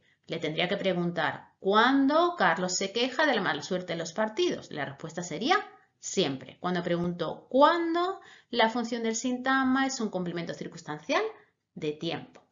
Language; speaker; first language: Spanish; native; Spanish